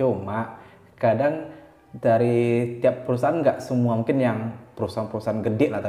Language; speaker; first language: Indonesian; native; Indonesian